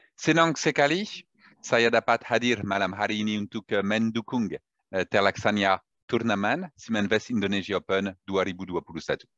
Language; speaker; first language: Indonesian; non-native, learner; French